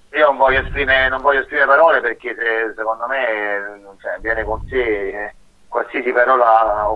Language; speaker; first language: Italian; native; Italian